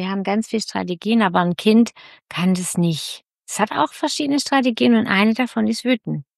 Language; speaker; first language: German; native; German